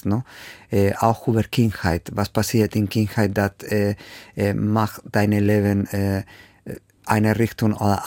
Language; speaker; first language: German; non-native, fluent; Spanish